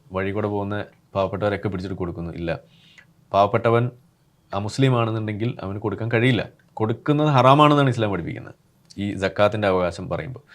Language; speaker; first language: Malayalam; native; Malayalam